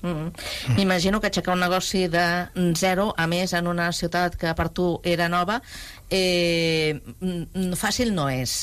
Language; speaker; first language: Catalan; native; Catalan